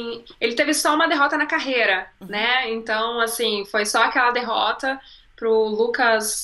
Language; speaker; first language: Portuguese; native; Portuguese